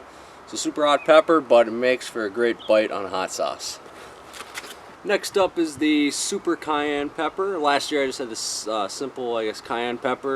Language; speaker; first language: English; native; English